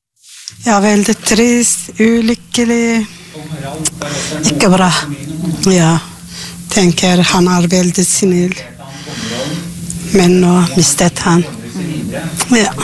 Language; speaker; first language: Norwegian; non-native, learner; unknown